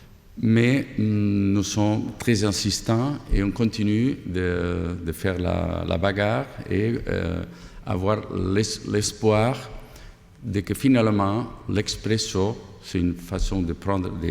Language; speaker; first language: French; non-native, fluent; Catalan